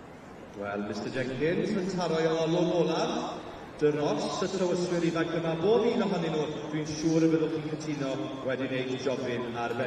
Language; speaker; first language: Welsh; native; Welsh